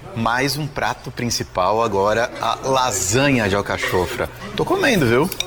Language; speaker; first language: Portuguese; native; Portuguese